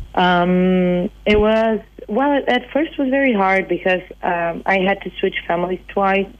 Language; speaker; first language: English; non-native, fluent; Portuguese